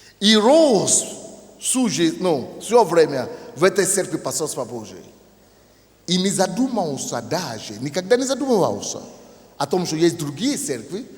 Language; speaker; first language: Russian; non-native, fluent; Yoruba